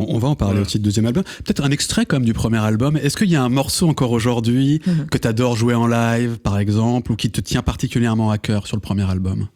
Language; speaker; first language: French; native; French